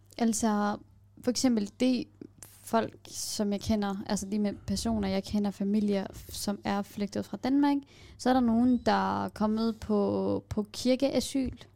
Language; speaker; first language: Danish; non-native, fluent; Kurdish